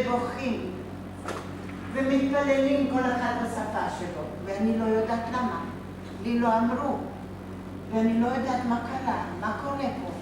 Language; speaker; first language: Hebrew; non-native, fluent; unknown